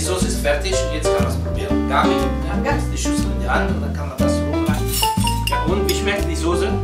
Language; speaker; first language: German; non-native, fluent; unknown